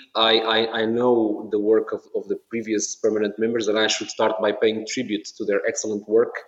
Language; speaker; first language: English; non-native, fluent; Portuguese